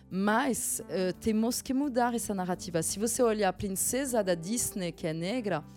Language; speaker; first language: Portuguese; non-native, fluent; French